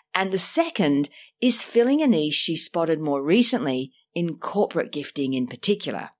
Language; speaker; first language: English; native; English